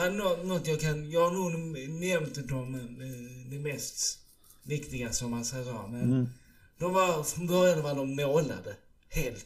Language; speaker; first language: Swedish; early bilingual, other home language; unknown